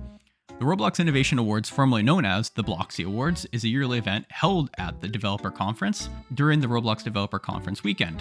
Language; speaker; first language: English; native; English